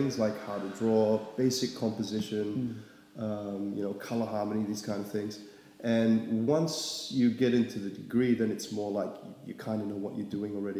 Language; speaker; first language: English; native; English